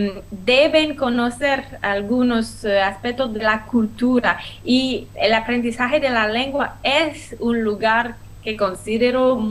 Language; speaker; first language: Spanish; non-native, fluent; French